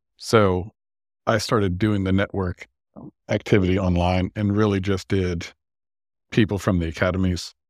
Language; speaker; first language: English; native; English